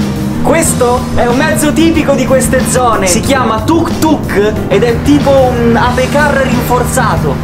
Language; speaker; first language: Italian; native; Italian